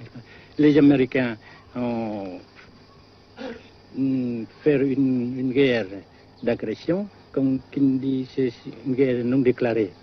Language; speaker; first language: French; non-native, fluent; Vietnamese